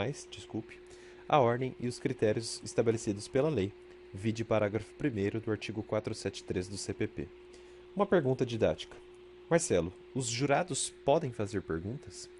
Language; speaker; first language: Portuguese; native; Portuguese